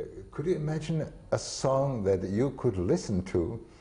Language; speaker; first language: English; non-native, fluent; Czech